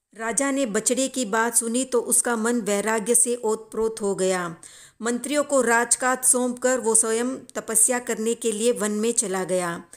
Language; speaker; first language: Hindi; native; Hindi